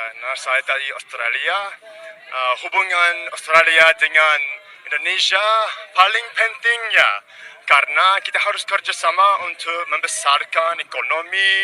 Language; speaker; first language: Indonesian; non-native, fluent; English